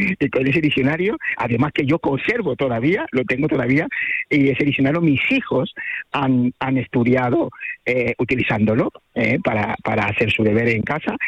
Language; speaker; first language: Spanish; non-native, fluent; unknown